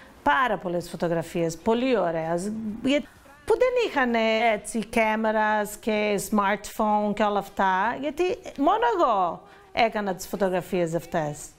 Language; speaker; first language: Greek; non-native, fluent; Portuguese